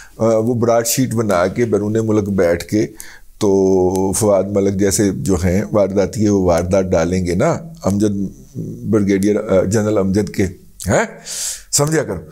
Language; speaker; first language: Urdu; non-native, local second language; Punjabi